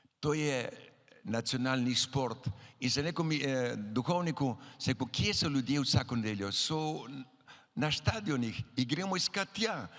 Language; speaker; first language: Slovenian; early bilingual, heritage; Slovenian